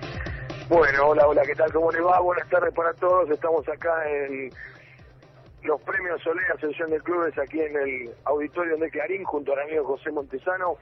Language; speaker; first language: Spanish; native; Spanish